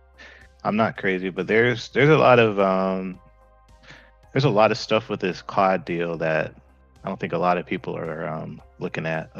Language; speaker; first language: English; native; English